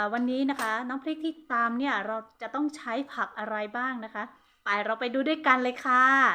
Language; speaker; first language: Thai; non-native, local second language; Karen languages